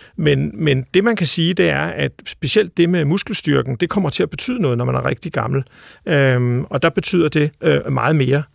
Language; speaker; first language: Danish; native; Danish